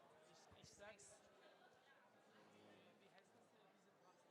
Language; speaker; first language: German; non-native, learner; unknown